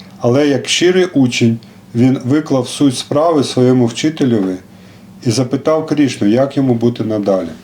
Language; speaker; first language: Ukrainian; non-native, local second language; Russian